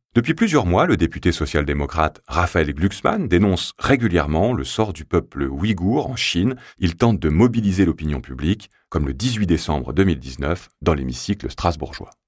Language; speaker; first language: French; native; French